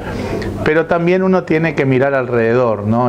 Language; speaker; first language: Spanish; native; Spanish